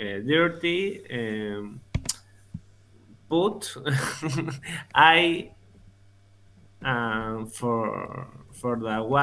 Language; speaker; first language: English; non-native, learner; Spanish